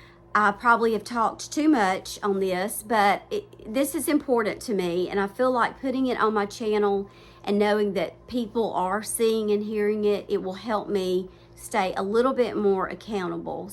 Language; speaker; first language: English; native; English